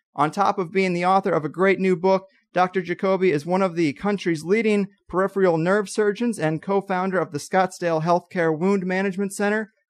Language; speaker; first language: English; native; English